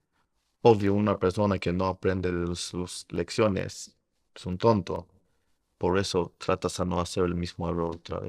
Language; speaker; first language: Spanish; early bilingual, heritage; Spanish